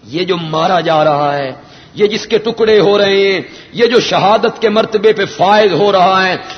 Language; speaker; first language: Urdu; non-native, local second language; Punjabi